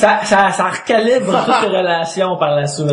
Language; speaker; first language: French; native; French